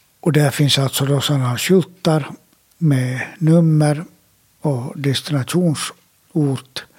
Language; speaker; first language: Swedish; native; Swedish